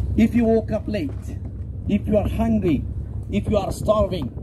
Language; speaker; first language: English; non-native, fluent; Turkish